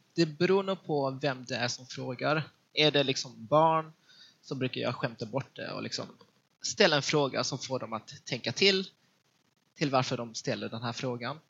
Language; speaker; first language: Swedish; early bilingual, other home language; Vietnamese